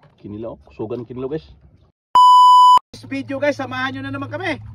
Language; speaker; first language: Filipino; non-native, local second language; Bikol